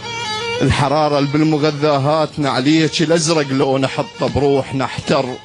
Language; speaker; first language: Arabic; native; Arabic